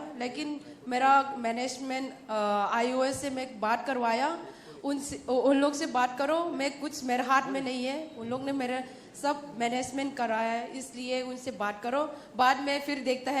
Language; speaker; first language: Hindi; non-native, local second language; Manipuri